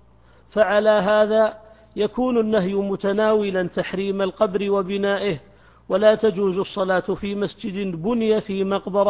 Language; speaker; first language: Arabic; native; Arabic